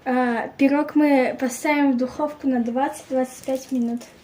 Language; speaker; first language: Russian; non-native, local second language; Tajik